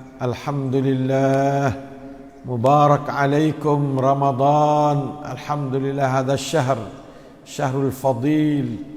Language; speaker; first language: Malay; native; Malay